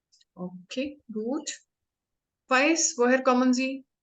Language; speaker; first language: German; non-native, learner; Hindi